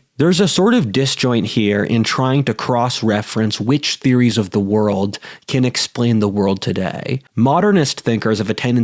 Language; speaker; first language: English; native; English